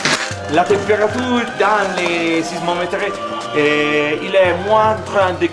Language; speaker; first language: French; non-native, learner; Italian